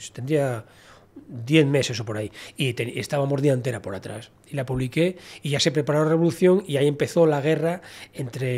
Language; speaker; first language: Spanish; native; Spanish